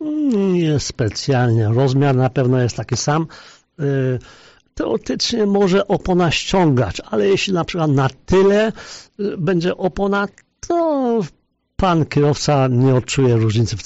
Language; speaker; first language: Polish; native; Polish